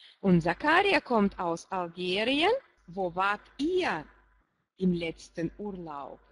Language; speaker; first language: German; non-native, fluent; Russian